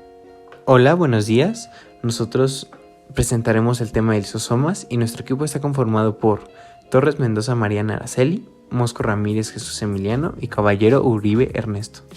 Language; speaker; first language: Spanish; native; Spanish